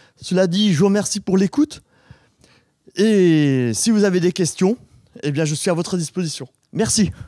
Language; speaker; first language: French; native; French